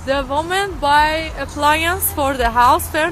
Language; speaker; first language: English; non-native, learner; Persian